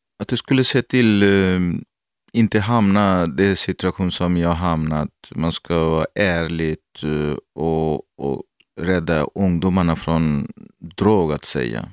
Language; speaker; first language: Swedish; non-native, learner; Arabic